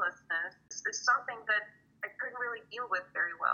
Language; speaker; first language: English; non-native, fluent; Ukrainian